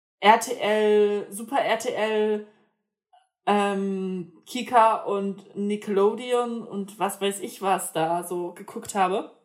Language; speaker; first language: German; native; German